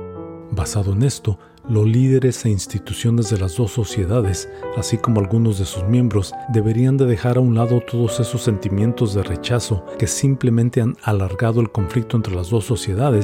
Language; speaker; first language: Spanish; native; Spanish